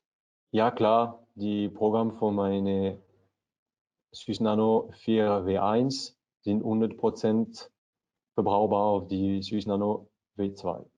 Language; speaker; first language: German; non-native, learner; French